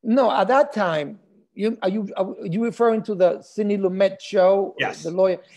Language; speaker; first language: English; early bilingual, other home language; Spanish